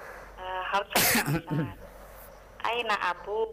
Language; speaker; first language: Arabic; non-native, learner; Indonesian